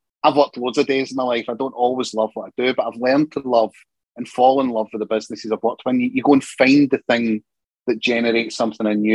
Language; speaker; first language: English; native; English